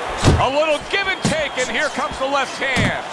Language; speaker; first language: English; native; English